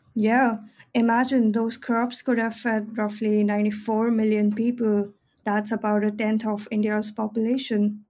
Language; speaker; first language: English; non-native, local second language; Hindi